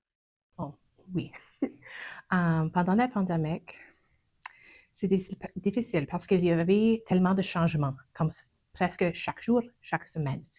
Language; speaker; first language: French; non-native, fluent; English